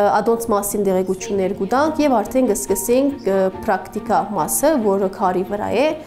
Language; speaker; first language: Armenian; early bilingual, heritage; Armenian